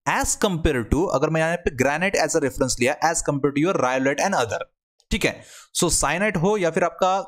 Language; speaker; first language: Hindi; non-native, local second language; Marathi